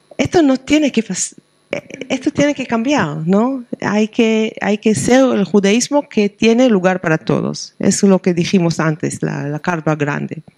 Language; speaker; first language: Spanish; non-native, fluent; Hebrew